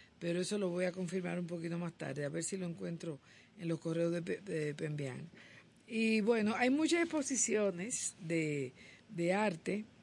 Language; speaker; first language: Spanish; native; Spanish